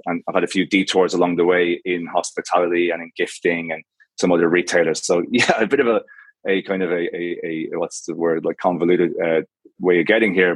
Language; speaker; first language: English; native; English